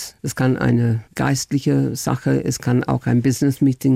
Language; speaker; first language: German; non-native, fluent; English